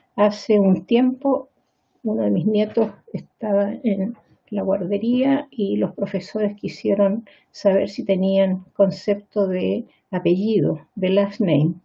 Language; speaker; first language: Spanish; native; Spanish